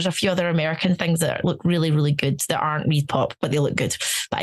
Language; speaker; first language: English; native; English